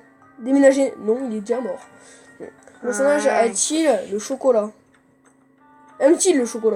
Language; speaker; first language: French; native; French